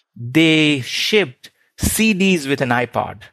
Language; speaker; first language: English; non-native, local second language; Hindi